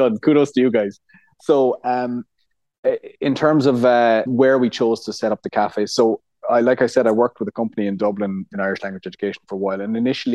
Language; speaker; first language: English; native; English